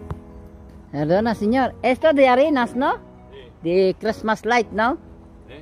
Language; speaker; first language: Spanish; non-native, learner; Filipino